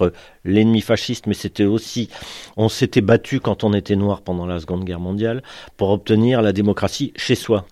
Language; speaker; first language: French; native; French